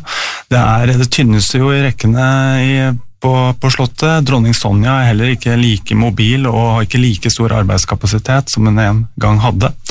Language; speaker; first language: Norwegian; native; Norwegian